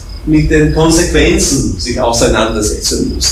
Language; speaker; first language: German; non-native, fluent; Slovak